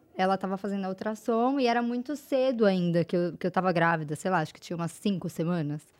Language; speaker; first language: Portuguese; native; Portuguese